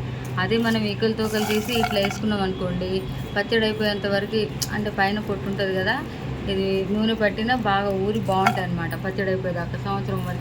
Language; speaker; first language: Telugu; native; Telugu